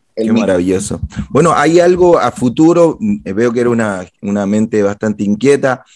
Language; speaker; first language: Spanish; native; Spanish